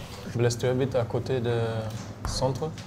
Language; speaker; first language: French; non-native, learner; German